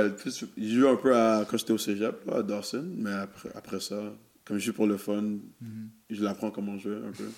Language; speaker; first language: French; non-native, local second language; English